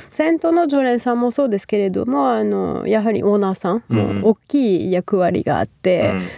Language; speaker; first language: Japanese; non-native, fluent; French